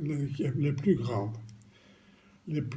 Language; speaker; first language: French; non-native, fluent; Romanian